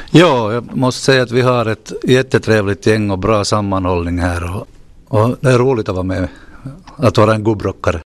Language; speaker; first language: Swedish; native; Swedish